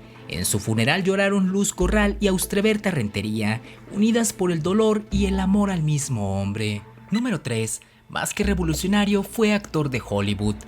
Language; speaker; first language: Spanish; native; Spanish